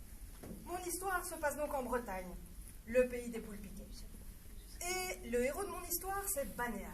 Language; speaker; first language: French; native; French